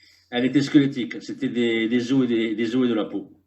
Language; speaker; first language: French; native; French